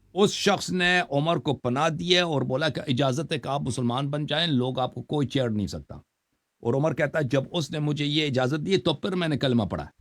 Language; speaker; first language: Urdu; non-native, fluent; Persian